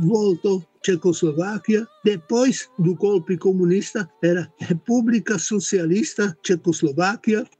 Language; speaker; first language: Portuguese; non-native, fluent; Czech